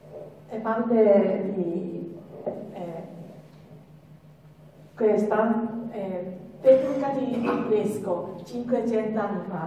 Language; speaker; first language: Italian; non-native, learner; Japanese